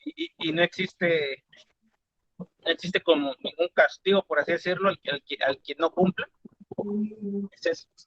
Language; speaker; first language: Spanish; native; Spanish